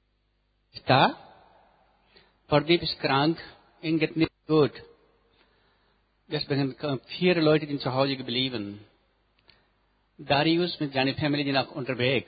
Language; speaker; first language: German; non-native, learner; Nepali